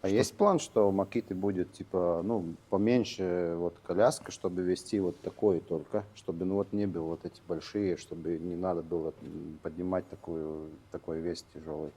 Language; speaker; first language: Russian; non-native, local second language; Latvian